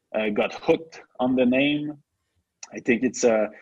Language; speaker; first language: English; non-native, fluent; French